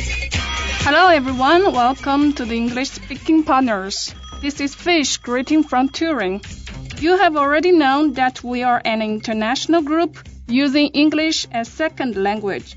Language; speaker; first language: English; non-native, fluent; Chinese